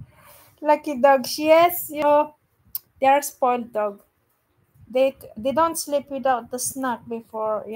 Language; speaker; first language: English; non-native, local second language; Filipino